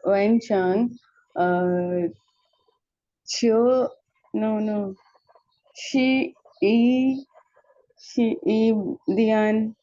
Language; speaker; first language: Chinese; non-native, learner; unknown